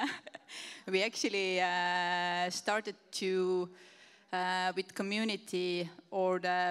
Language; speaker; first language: English; non-native, fluent; Estonian